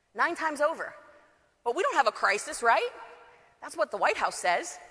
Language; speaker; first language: English; native; English